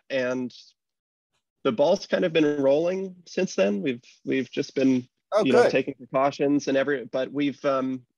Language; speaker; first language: English; native; English